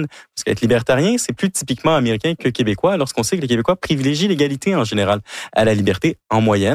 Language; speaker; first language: French; native; French